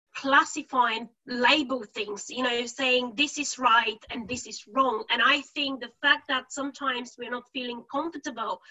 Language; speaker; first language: English; non-native, fluent; Bulgarian